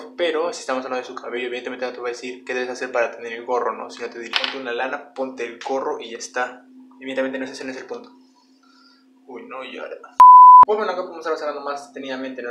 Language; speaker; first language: Spanish; native; Spanish